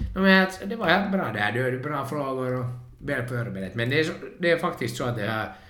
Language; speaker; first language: Swedish; non-native, local second language; Finnish